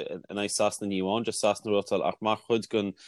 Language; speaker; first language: Irish; non-native, local second language; English